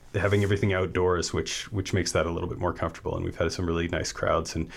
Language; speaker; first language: English; native; English